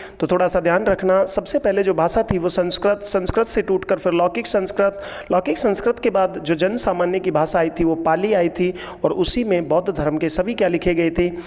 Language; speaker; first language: Hindi; native; Hindi